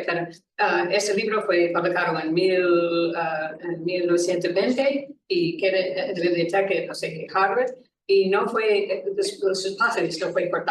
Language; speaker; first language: Spanish; non-native, learner; English